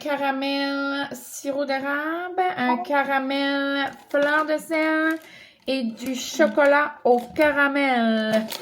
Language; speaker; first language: French; native; French